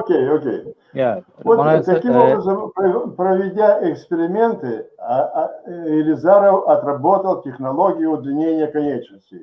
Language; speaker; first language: Russian; native; Russian